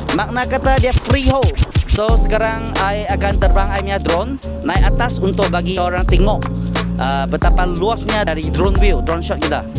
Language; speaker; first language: Malay; non-native, local second language; Chinese